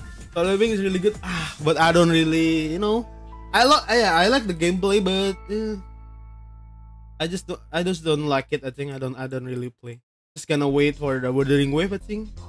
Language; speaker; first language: English; non-native, fluent; Indonesian